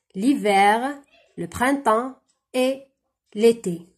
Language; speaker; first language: French; non-native, local second language; Arabic